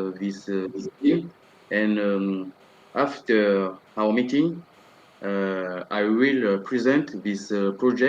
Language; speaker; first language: English; non-native, learner; French